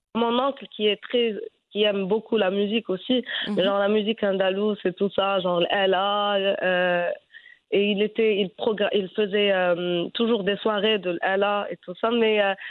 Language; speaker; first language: French; non-native, local second language; Arabic